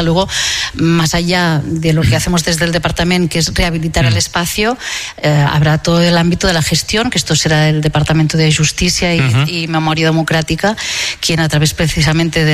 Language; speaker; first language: Spanish; non-native, local second language; Catalan